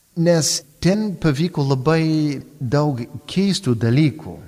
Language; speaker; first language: Lithuanian; non-native, fluent; English